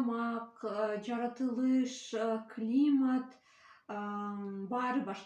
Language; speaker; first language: Kyrgyz; non-native, learner; Russian